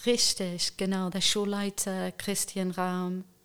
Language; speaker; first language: German; non-native, fluent; English